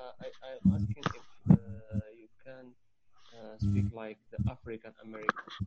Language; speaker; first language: English; non-native, local second language; Arabic